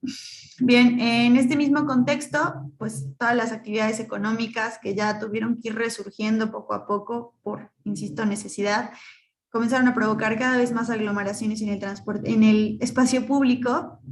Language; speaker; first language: Spanish; native; Spanish